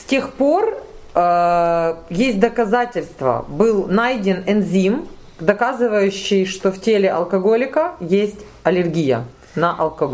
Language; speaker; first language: Russian; native; Russian